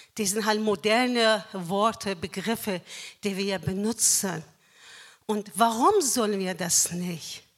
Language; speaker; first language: German; non-native, fluent; Persian